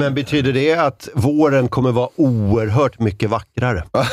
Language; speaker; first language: Swedish; native; Swedish